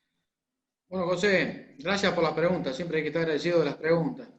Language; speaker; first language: Spanish; native; Spanish